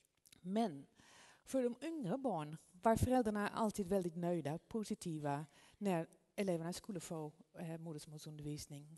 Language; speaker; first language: Swedish; non-native, fluent; Dutch